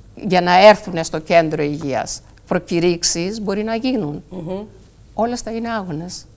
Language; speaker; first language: Greek; native; Greek